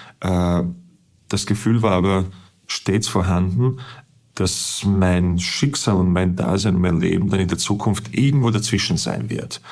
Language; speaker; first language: German; non-native, fluent; Bosnian